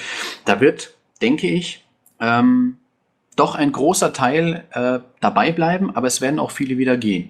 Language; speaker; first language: German; native; German